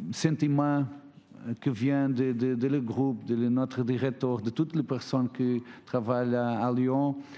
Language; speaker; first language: French; non-native, fluent; Portuguese